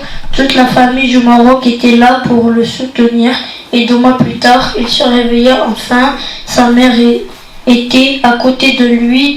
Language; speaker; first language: French; native; French